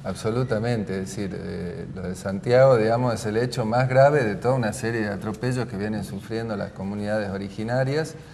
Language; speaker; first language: Spanish; native; Spanish